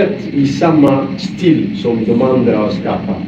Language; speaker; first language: Swedish; non-native, fluent; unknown